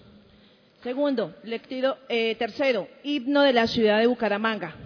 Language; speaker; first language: Spanish; native; Spanish